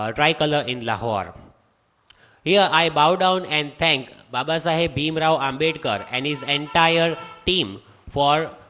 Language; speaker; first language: English; non-native, local second language; Hindi